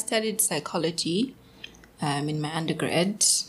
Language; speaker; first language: English; non-native, local second language; Zulu